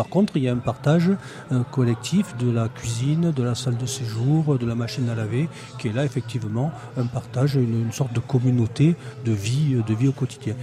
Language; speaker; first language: French; native; French